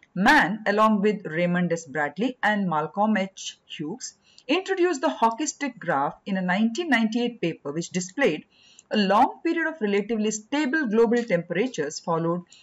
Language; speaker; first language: English; non-native, local second language; Kannada